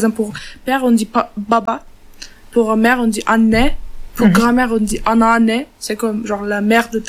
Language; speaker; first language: French; non-native, learner; Turkish